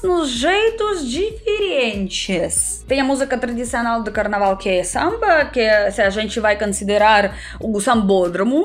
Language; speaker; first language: Portuguese; non-native, fluent; Russian